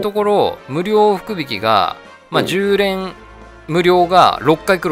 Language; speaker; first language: Japanese; native; Japanese